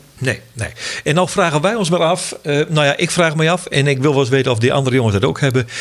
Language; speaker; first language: Dutch; non-native, local second language; Western Frisian